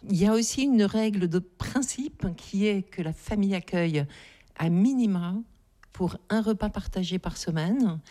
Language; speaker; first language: French; native; French